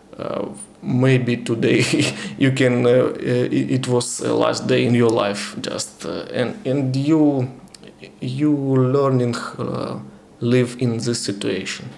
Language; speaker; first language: English; non-native, learner; Ukrainian